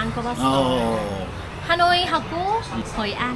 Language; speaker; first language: Korean; non-native, learner; Vietnamese